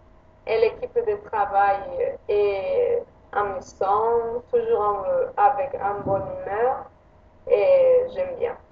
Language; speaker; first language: French; non-native, fluent; Spanish